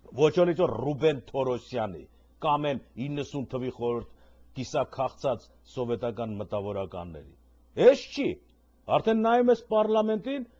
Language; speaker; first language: Armenian; native; Armenian